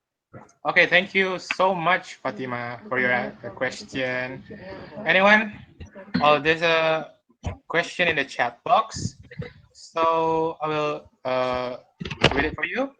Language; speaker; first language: English; non-native, fluent; Indonesian